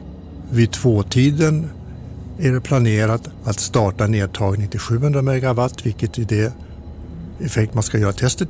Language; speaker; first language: Swedish; native; Swedish